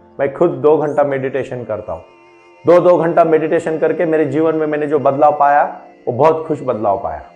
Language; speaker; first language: Hindi; non-native, local second language; Marathi